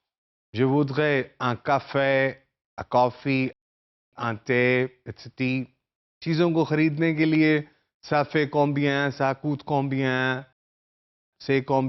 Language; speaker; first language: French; non-native, fluent; Urdu